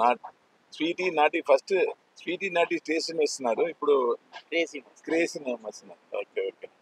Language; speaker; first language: Telugu; non-native, learner; Tamil